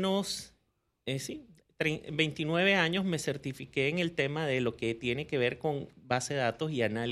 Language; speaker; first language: Spanish; native; Spanish